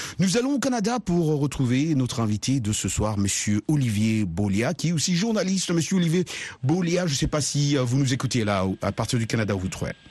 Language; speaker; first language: French; non-native, local second language; Luba-Lulua